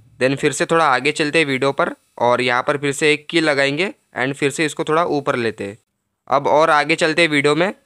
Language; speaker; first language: Hindi; native; Hindi